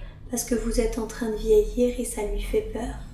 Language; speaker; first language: French; native; French